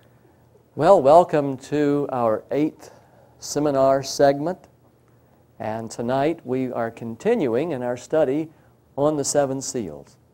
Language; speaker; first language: English; native; English